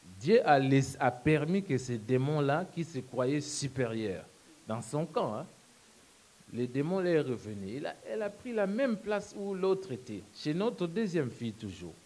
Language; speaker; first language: French; non-native, local second language; Lingala